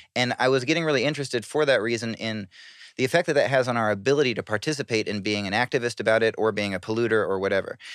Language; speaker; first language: English; native; English